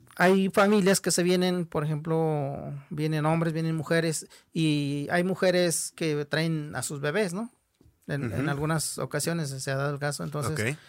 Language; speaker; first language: Spanish; non-native, local second language; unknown